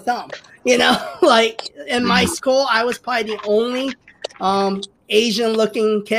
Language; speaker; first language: English; early bilingual, other home language; Cantonese